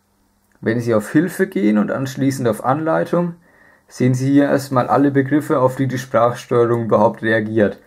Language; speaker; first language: German; native; German